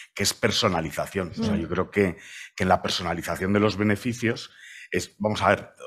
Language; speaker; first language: Spanish; native; Spanish